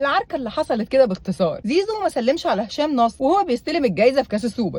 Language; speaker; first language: Arabic; native; Arabic